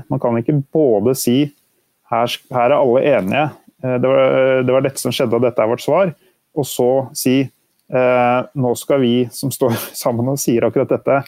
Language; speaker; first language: Norwegian; native; Norwegian